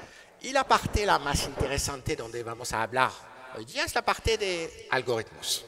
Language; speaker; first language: Spanish; non-native, learner; French